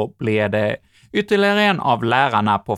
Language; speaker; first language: Swedish; native; Swedish